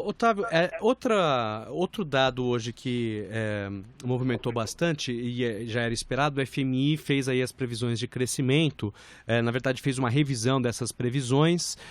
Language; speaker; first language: Portuguese; native; Portuguese